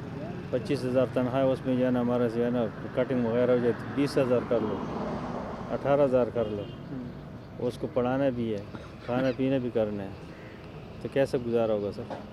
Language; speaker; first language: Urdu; non-native, local second language; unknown